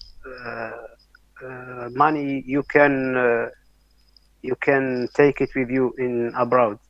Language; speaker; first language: English; non-native, learner; Arabic